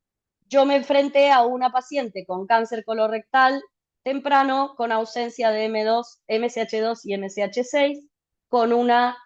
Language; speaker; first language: Spanish; native; Spanish